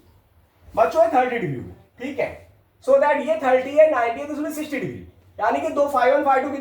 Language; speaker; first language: Hindi; native; Hindi